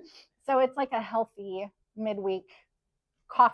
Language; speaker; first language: English; native; English